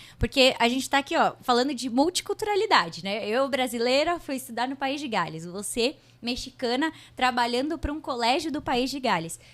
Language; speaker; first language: Portuguese; native; Portuguese